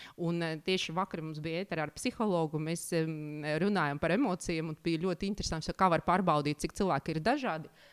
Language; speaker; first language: Latvian; non-native, local second language; Russian